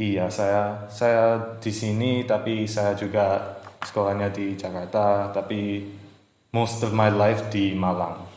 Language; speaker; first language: Indonesian; early bilingual, heritage; English